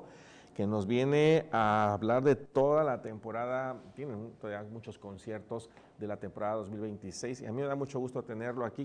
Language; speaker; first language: Spanish; native; Spanish